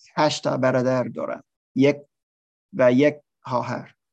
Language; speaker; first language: Persian; non-native, learner; English